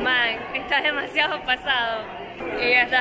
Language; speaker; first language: Spanish; native; Spanish